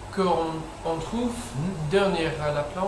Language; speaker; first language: French; non-native, learner; English